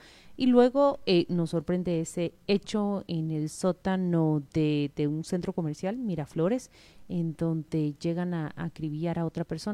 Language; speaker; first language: Spanish; native; Spanish